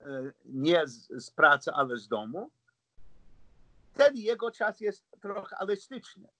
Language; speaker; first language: Polish; non-native, learner; English